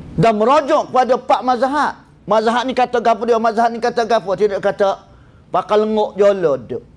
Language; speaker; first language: Malay; native; Malay